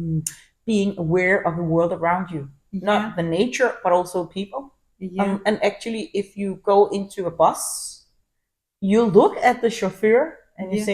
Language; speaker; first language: English; non-native, fluent; Danish